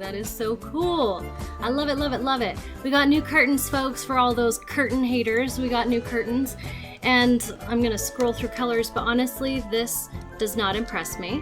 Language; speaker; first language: English; native; English